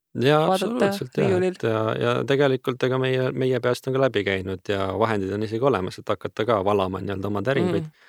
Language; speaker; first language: Estonian; native; Estonian